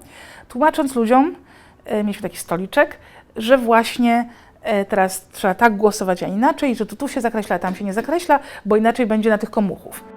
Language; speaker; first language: Polish; native; Polish